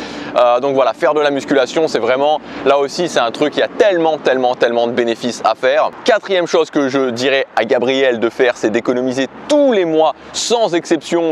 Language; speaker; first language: French; native; French